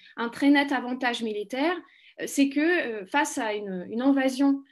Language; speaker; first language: French; non-native, fluent; Ukrainian